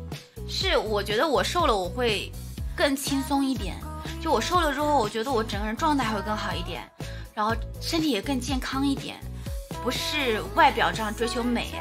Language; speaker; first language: Chinese; native; Chinese